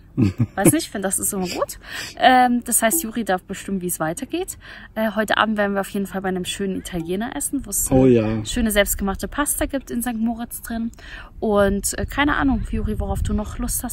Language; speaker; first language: German; native; German